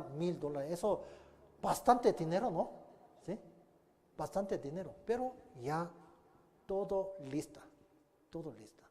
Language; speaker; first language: Spanish; non-native, learner; Korean